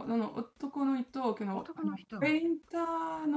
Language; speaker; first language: Japanese; non-native, learner; French